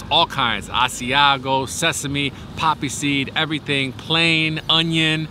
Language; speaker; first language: English; native; English